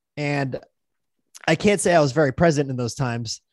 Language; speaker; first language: English; native; English